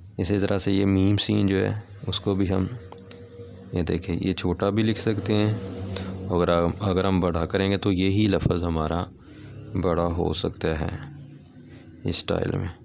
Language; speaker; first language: Urdu; non-native, local second language; Punjabi